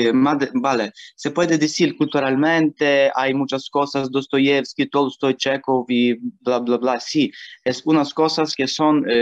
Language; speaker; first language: Spanish; non-native, learner; Ukrainian